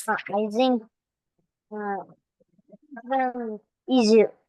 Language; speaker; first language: English; non-native, learner; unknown